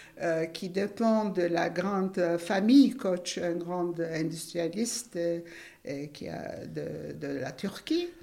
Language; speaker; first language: French; non-native, fluent; Turkish